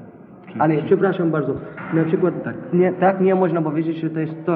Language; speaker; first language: Polish; non-native, learner; Arabic